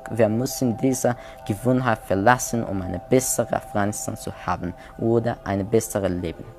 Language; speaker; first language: German; non-native, learner; Persian